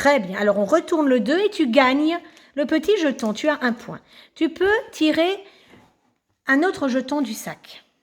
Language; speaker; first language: French; native; French